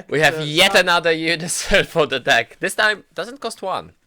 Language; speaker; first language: English; native; English